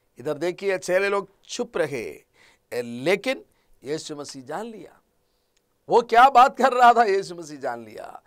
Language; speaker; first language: Hindi; non-native, local second language; Malayalam